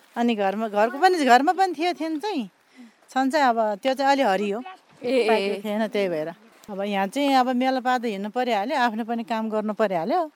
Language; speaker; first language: Nepali; non-native, local second language; Eastern Tamang